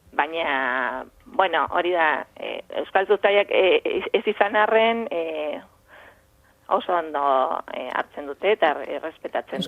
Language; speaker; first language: Basque; non-native, fluent; Spanish